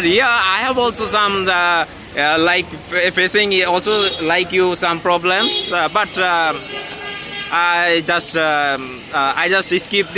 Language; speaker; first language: English; non-native, learner; Bangla